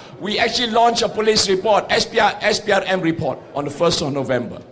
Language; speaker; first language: English; non-native, local second language; Malay